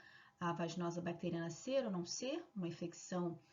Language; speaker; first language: Portuguese; native; Portuguese